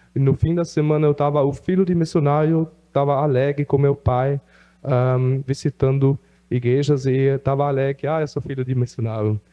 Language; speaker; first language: Portuguese; non-native, local second language; German